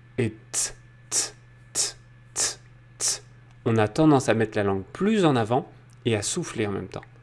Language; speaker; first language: French; native; French